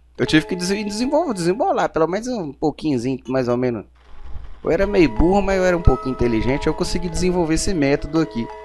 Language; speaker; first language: Portuguese; native; Portuguese